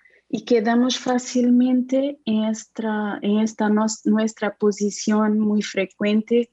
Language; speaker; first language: Spanish; non-native, fluent; Portuguese